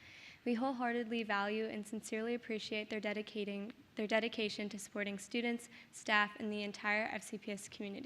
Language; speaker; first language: English; native; English